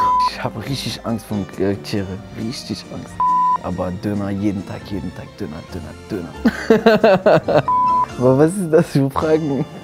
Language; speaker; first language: German; non-native, learner; French